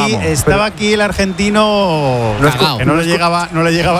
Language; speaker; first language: Spanish; native; Spanish